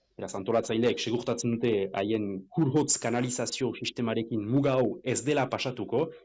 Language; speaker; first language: Basque; native; Basque